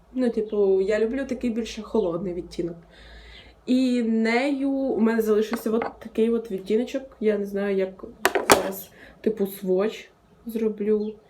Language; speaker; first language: Ukrainian; non-native, local second language; Russian